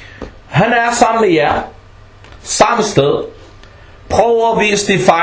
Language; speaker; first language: Danish; early bilingual, other home language; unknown